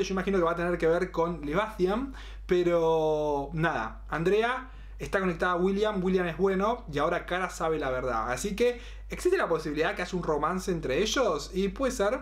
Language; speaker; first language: Spanish; native; Spanish